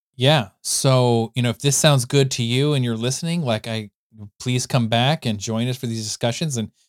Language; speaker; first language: English; native; English